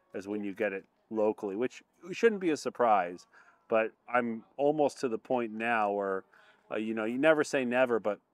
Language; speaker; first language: English; native; English